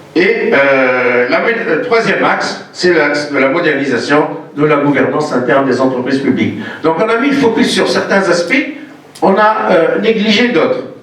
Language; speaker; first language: French; non-native, local second language; Arabic